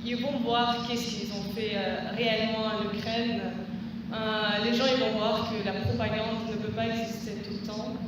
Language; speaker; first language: French; non-native, fluent; Russian